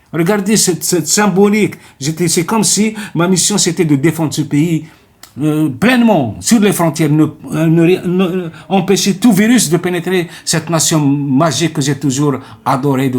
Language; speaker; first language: French; non-native, local second language; Arabic